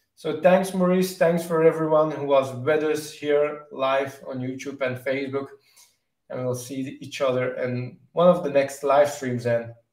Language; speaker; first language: English; non-native, fluent; Dutch